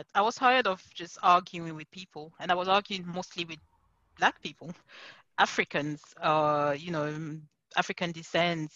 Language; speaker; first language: English; non-native, local second language; French